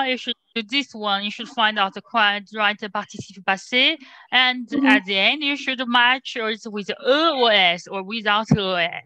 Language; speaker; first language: English; non-native, learner; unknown